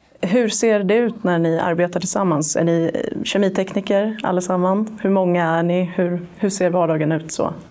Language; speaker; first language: Swedish; native; Swedish